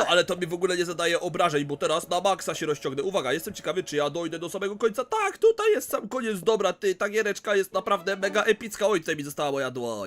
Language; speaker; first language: Polish; native; Polish